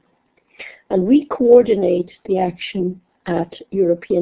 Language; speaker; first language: English; native; English